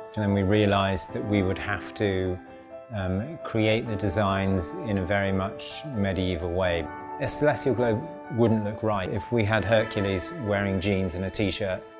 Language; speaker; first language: English; native; English